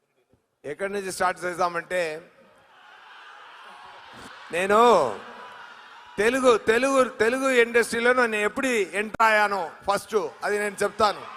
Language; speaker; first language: Telugu; non-native, learner; Tamil